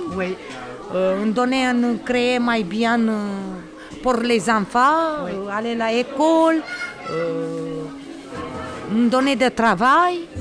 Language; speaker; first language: French; non-native, learner; Romanian